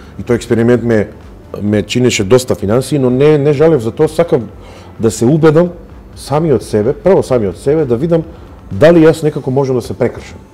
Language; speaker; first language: Macedonian; native; Macedonian